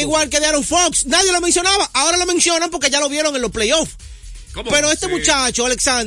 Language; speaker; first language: Spanish; native; Spanish